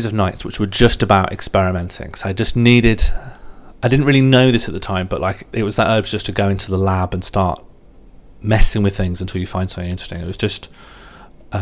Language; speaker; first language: English; native; English